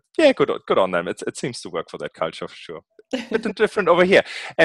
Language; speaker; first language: English; non-native, fluent; German